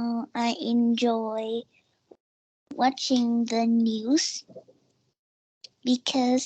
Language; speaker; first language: English; non-native, learner; Vietnamese